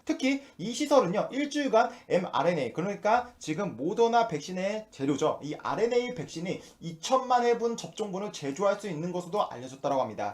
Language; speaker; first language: Korean; native; Korean